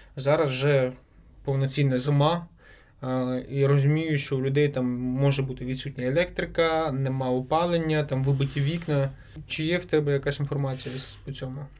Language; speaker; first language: Ukrainian; non-native, local second language; Crimean Tatar